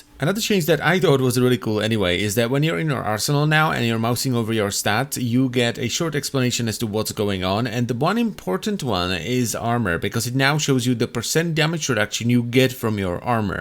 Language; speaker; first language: English; non-native, fluent; Czech